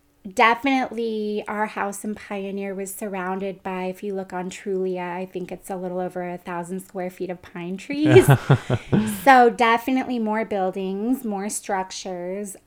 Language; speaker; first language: English; native; English